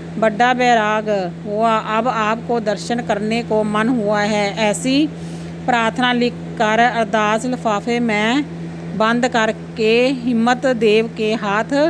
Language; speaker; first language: Hindi; non-native, local second language; Punjabi